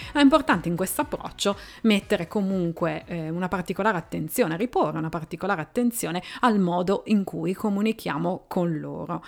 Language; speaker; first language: Italian; native; Italian